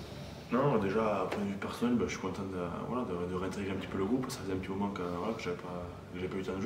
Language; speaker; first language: French; native; French